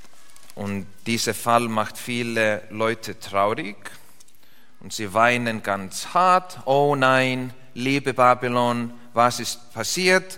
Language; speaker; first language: German; non-native, learner; English